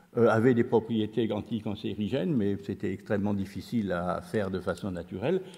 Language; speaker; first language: French; native; French